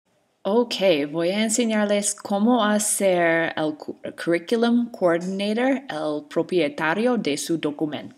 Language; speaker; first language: Spanish; non-native, learner; English